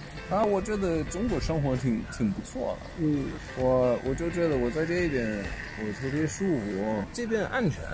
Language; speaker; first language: Chinese; non-native, fluent; English